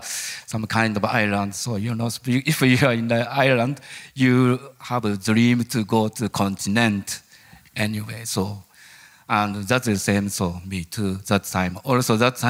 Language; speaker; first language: English; non-native, learner; Japanese